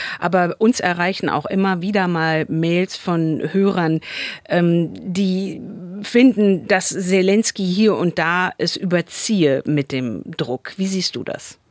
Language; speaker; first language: German; native; German